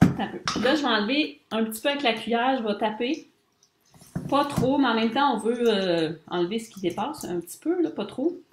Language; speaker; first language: French; native; French